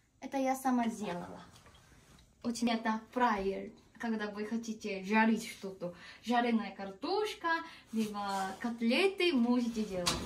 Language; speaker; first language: Russian; non-native, learner; Korean